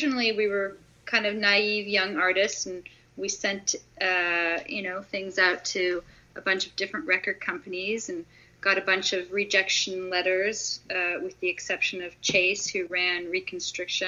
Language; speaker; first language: English; native; English